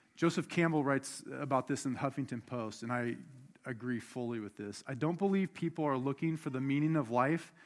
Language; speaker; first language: English; native; English